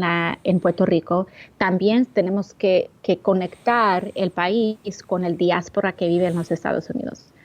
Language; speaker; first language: Spanish; early bilingual, heritage; English